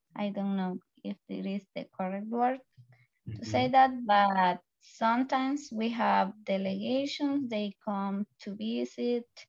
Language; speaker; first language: English; non-native, learner; Spanish